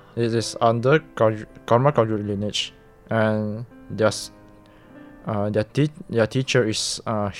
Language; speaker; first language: English; non-native, local second language; Min Nan Chinese